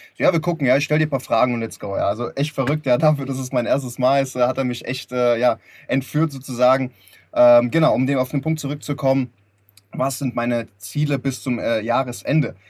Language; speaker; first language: German; early bilingual, other home language; Lithuanian